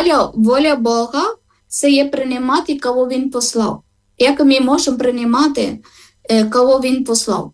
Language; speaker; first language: Ukrainian; non-native, learner; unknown